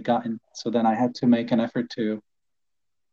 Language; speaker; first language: English; non-native, fluent; Polish